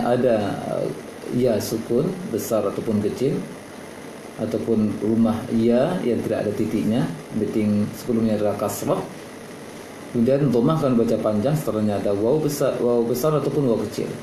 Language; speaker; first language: Indonesian; native; Indonesian